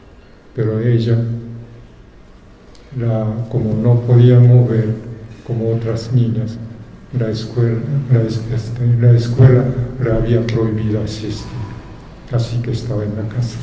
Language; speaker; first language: Spanish; non-native, fluent; Japanese